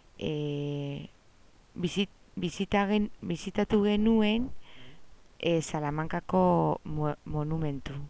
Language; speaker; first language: Basque; non-native, learner; Spanish